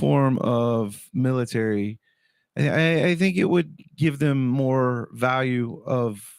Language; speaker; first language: English; native; English